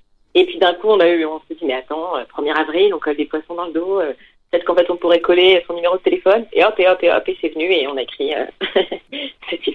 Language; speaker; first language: French; native; French